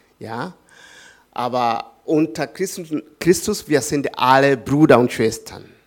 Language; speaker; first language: German; non-native, learner; Swahili